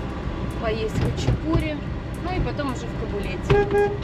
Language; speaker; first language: Russian; native; Russian